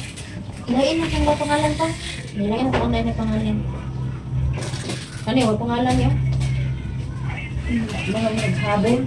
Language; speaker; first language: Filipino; non-native, local second language; Cebuano